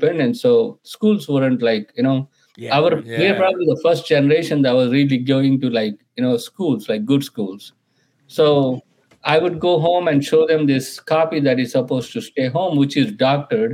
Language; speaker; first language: English; non-native, local second language; Telugu